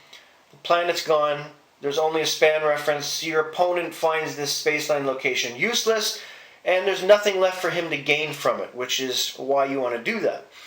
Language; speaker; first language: English; native; English